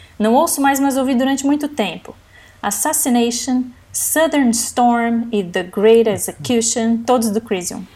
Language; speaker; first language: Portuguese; native; Portuguese